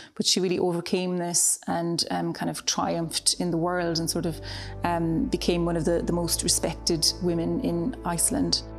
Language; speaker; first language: English; native; English